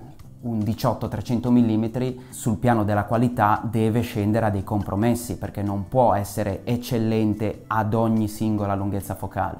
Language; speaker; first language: Italian; native; Italian